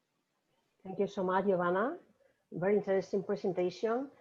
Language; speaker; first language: English; non-native, fluent; Spanish